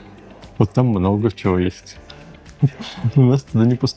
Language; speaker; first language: Russian; native; Russian